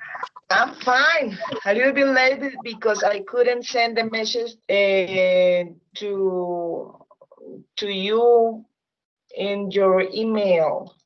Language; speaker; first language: English; non-native, fluent; Spanish